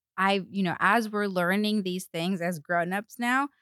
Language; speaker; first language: English; non-native, fluent; Spanish